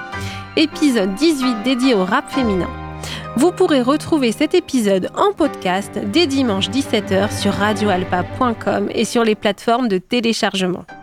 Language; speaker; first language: French; native; French